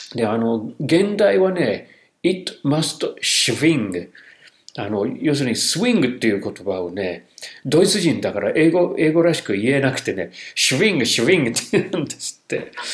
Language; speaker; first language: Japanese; non-native, fluent; English